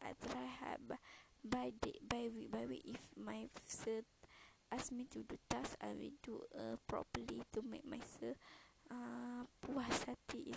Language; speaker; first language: English; non-native, learner; Malay